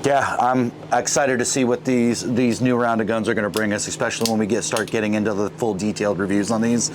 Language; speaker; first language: English; native; English